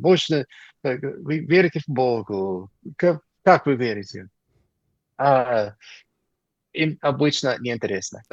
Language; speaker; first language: Russian; non-native, learner; English